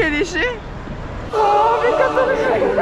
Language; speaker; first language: Korean; native; Korean